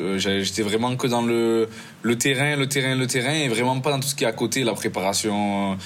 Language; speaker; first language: French; native; French